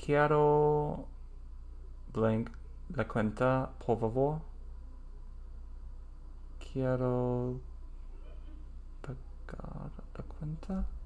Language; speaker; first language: Spanish; non-native, learner; English